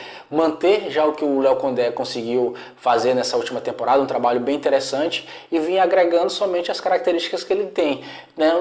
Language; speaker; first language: Portuguese; native; Portuguese